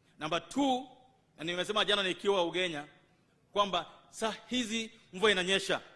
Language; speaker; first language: Swahili; non-native, local second language; Luo (Kenya and Tanzania)